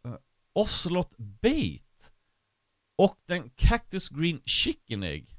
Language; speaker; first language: Swedish; native; Swedish